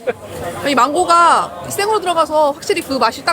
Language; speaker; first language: Korean; native; Korean